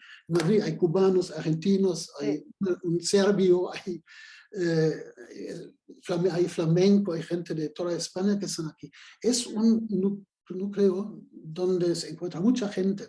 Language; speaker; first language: Spanish; non-native, fluent; German